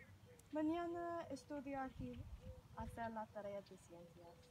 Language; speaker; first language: Spanish; non-native, learner; English